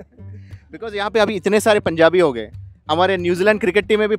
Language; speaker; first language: Hindi; non-native, local second language; Telugu